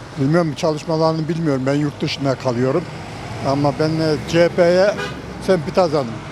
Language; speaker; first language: Turkish; native; Turkish